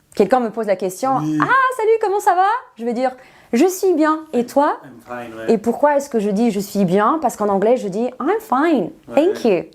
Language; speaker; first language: French; non-native, fluent; Serbian